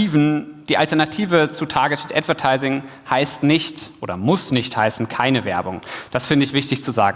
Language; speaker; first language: German; native; German